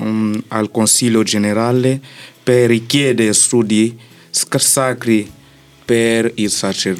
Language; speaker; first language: Italian; non-native, learner; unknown